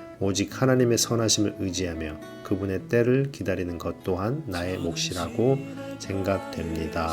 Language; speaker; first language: Korean; native; Korean